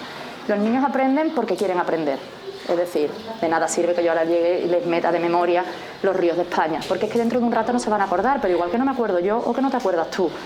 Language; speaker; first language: Spanish; native; Spanish